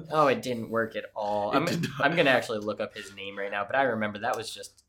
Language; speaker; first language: English; native; English